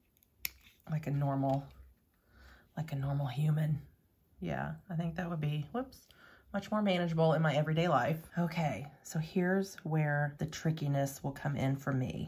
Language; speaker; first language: English; native; English